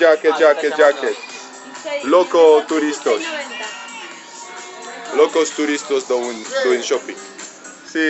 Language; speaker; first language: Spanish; non-native, learner; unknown